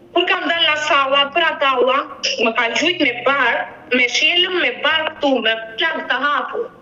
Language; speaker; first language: Albanian; native; Albanian